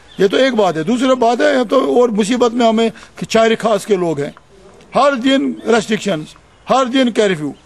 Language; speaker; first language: Urdu; non-native, local second language; Kashmiri